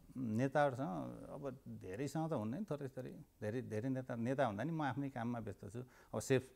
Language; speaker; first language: Nepali; native; Nepali